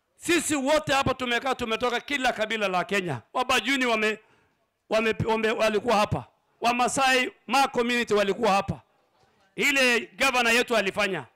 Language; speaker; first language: Swahili; non-native, local second language; Somali